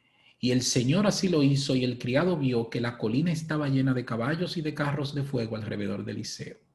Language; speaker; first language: Spanish; native; Spanish